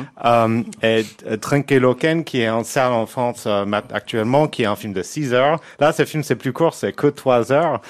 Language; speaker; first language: French; non-native, fluent; English